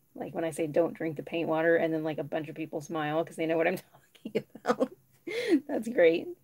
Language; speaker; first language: English; native; English